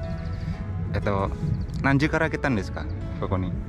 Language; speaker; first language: Japanese; non-native, fluent; Indonesian